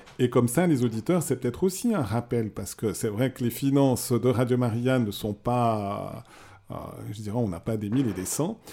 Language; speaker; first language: French; native; French